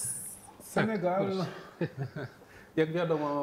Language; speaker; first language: Polish; non-native, fluent; Wolof